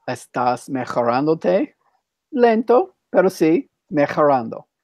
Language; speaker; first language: Spanish; non-native, learner; English